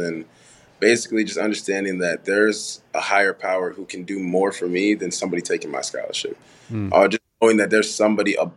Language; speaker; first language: English; native; English